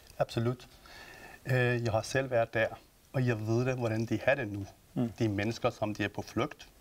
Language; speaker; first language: Danish; non-native, fluent; Persian